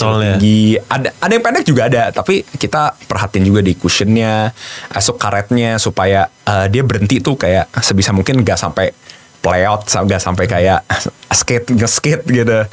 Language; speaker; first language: Indonesian; native; Indonesian